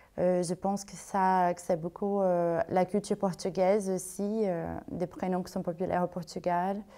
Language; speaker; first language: French; non-native, fluent; Portuguese